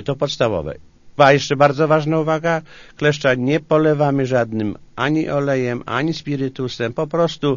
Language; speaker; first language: Polish; native; Polish